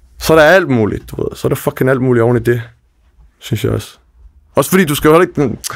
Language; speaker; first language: Danish; native; Danish